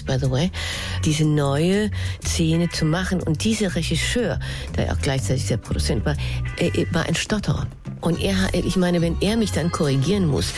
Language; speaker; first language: German; non-native, fluent; Danish